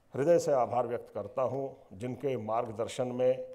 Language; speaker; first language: Hindi; native; Hindi